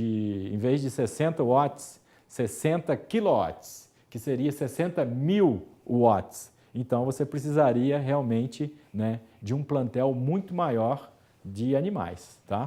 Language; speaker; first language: Portuguese; native; Portuguese